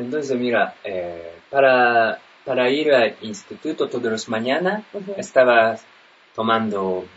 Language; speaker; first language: Spanish; non-native, learner; Japanese